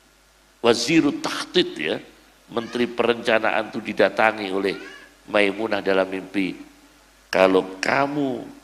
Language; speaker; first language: Indonesian; native; Indonesian